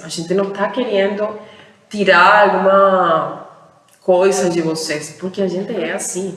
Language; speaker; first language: Portuguese; non-native, fluent; Spanish